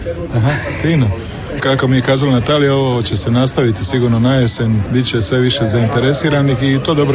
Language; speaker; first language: Serbian; native; Serbian